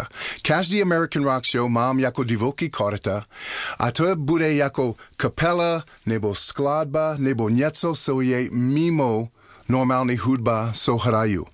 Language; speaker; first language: Czech; non-native, learner; English